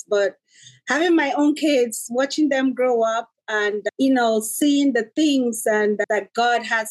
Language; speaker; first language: English; non-native, local second language; Igbo